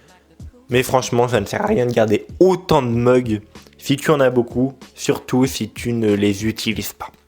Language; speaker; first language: French; native; French